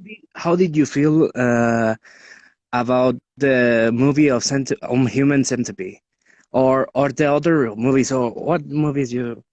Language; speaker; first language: English; non-native, learner; Spanish